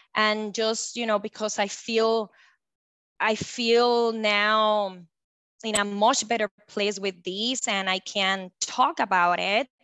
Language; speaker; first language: English; non-native, fluent; Spanish